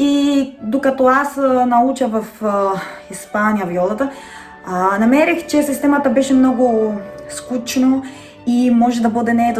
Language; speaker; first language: Bulgarian; non-native, learner; Spanish